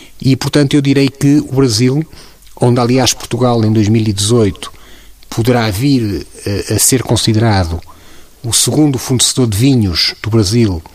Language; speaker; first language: Portuguese; native; Portuguese